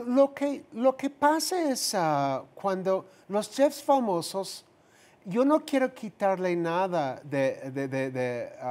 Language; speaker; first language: Spanish; non-native, fluent; English